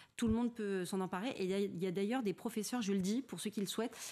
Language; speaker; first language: French; native; French